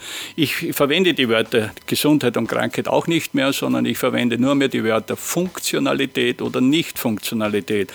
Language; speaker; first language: German; native; German